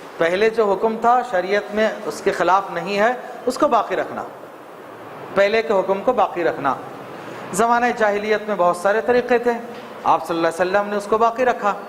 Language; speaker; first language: Urdu; native; Urdu